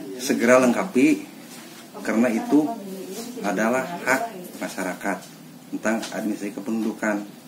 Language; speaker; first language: Indonesian; native; Indonesian